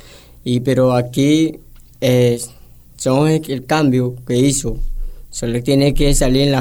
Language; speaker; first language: Spanish; non-native, local second language; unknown